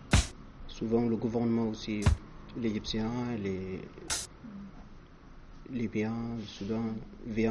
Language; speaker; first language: French; non-native, learner; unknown